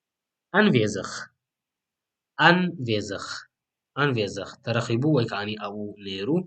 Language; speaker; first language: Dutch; non-native, fluent; Tigrinya